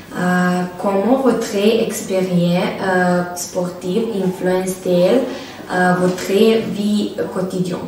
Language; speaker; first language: French; non-native, learner; Serbian